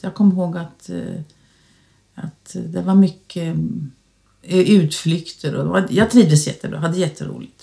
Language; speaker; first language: Swedish; native; Swedish